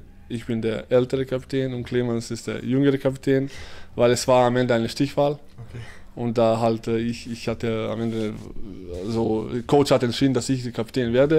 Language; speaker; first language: German; early bilingual, other home language; Bosnian